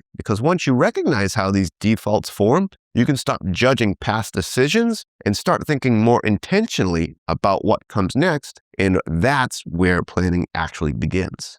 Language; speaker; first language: English; native; English